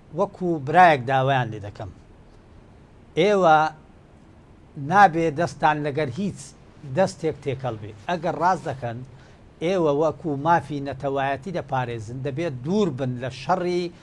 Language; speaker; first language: Central Kurdish; non-native, local second language; Turkish